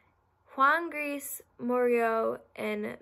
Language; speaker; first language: Spanish; non-native, learner; English